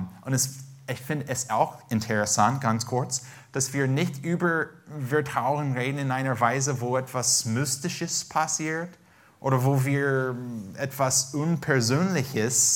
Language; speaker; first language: German; non-native, fluent; English